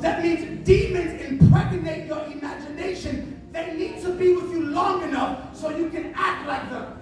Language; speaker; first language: English; early bilingual, other home language; Spanish